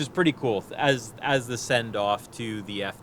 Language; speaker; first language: English; native; English